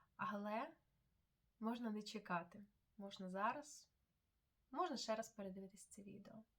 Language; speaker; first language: Ukrainian; non-native, local second language; Russian